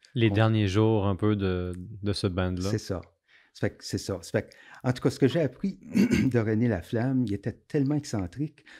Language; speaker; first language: French; native; French